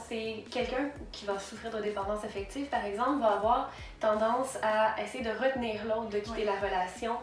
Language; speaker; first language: French; native; French